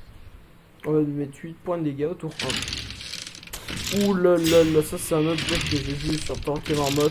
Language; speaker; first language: French; native; French